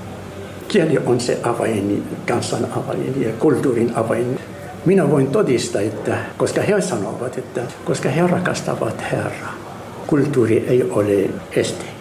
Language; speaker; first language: Finnish; non-native, learner; Arabic